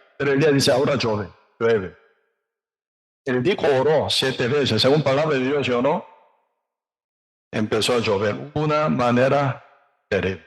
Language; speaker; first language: Spanish; non-native, learner; Korean